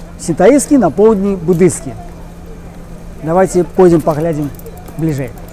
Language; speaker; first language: Belarusian; non-native, local second language; Russian